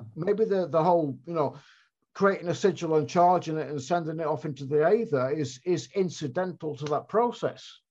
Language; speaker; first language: English; native; English